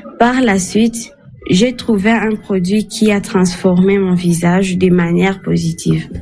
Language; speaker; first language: French; non-native, local second language; Swahili